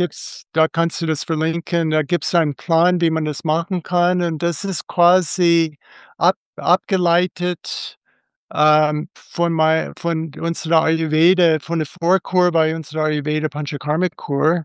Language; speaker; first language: German; non-native, fluent; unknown